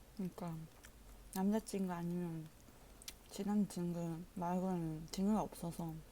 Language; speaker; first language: Korean; non-native, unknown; Japanese